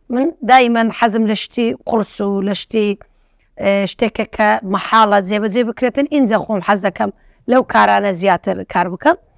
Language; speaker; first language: Central Kurdish; non-native, local second language; Turkish